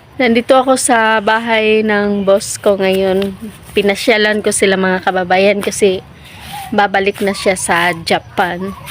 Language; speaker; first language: Filipino; non-native, local second language; Cebuano